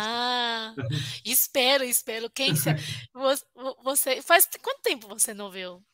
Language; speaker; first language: Portuguese; non-native, fluent; Chinese